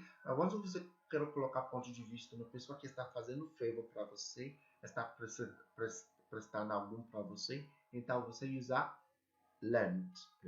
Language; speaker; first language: Portuguese; non-native, learner; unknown